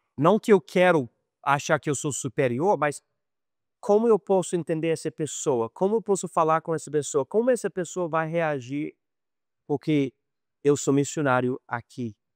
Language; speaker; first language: Portuguese; non-native, fluent; English